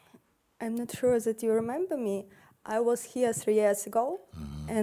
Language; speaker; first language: English; non-native, learner; Russian